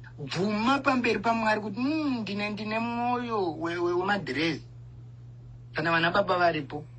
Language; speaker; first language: Shona; native; Shona